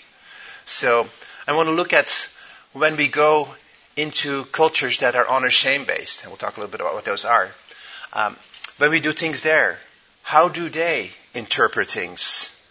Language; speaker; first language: English; non-native, fluent; Dutch